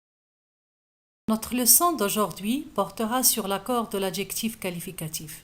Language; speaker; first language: French; non-native, local second language; Arabic